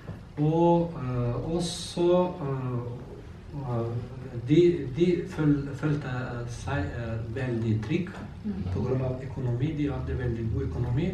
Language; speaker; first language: Norwegian; non-native, learner; Azerbaijani